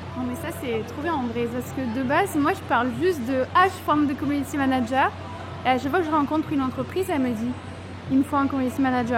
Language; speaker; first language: French; native; French